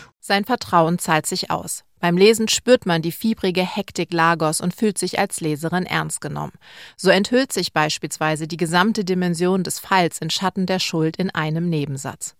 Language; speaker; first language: German; native; German